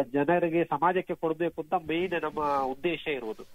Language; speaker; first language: Kannada; native; Kannada